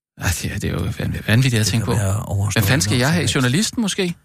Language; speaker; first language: Danish; native; Danish